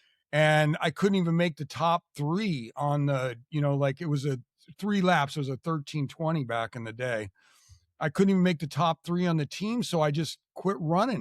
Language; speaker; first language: English; native; English